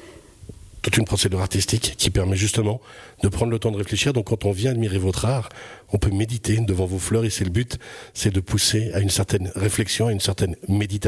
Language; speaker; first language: French; native; French